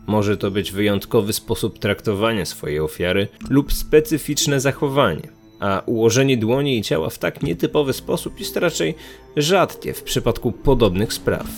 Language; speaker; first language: Polish; native; Polish